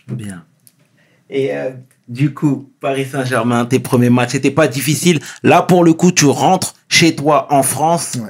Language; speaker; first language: French; native; French